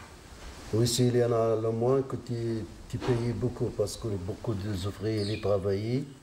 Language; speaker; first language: French; non-native, local second language; Arabic